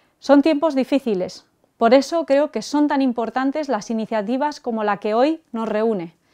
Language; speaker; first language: Spanish; native; Spanish